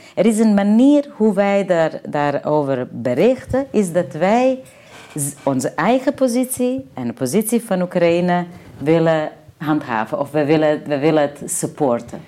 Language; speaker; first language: Dutch; non-native, fluent; Serbian